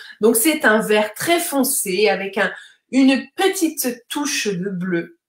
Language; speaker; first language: French; native; French